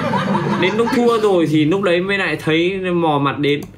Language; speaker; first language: Vietnamese; native; Vietnamese